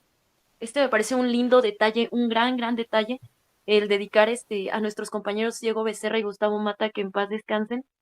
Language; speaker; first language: Spanish; native; Spanish